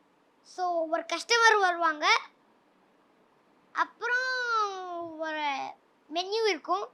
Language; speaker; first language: Tamil; non-native, local second language; Tulu